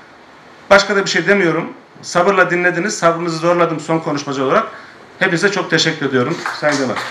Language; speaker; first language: Turkish; native; Turkish